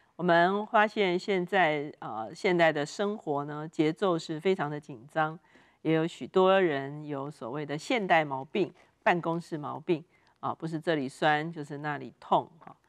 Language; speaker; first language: Chinese; native; Chinese